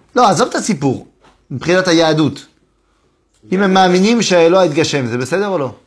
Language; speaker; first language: Hebrew; non-native, fluent; French